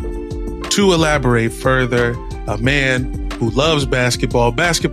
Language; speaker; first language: English; native; English